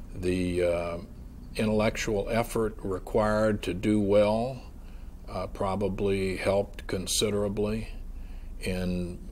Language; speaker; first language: English; native; English